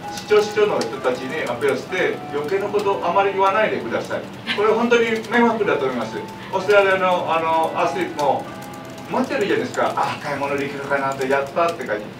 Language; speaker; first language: Japanese; non-native, fluent; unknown